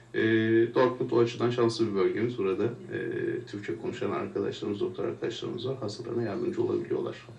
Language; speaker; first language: Turkish; native; Turkish